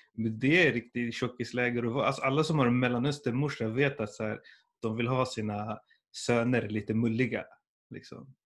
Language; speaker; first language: Swedish; early bilingual, other home language; Persian